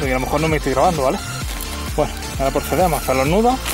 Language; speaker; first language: Spanish; native; Spanish